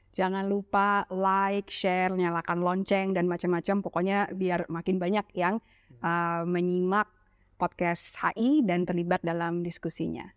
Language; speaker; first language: Indonesian; native; Indonesian